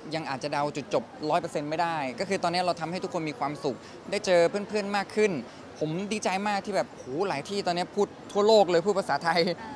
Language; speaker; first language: Thai; native; Thai